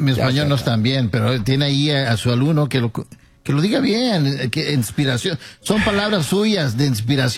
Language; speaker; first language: Spanish; early bilingual, heritage; Spanish